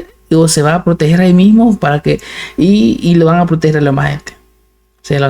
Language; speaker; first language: Spanish; native; Spanish